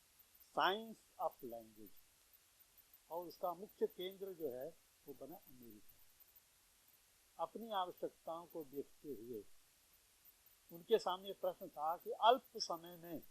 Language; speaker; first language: Hindi; native; Hindi